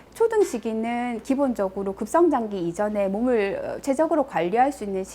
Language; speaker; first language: Korean; native; Korean